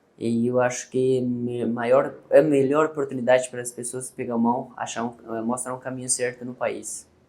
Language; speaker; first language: Portuguese; non-native, learner; Persian